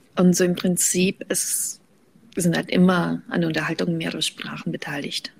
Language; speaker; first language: German; early bilingual, other home language; Russian